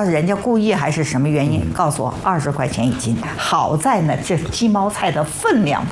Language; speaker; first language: Chinese; native; Chinese